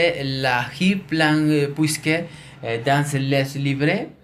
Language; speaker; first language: French; non-native, learner; Spanish